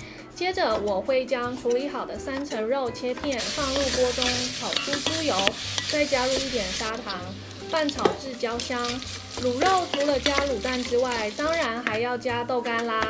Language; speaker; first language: Chinese; native; Chinese